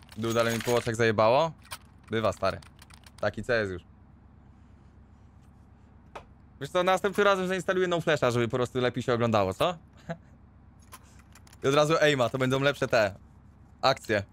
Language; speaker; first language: Polish; native; Polish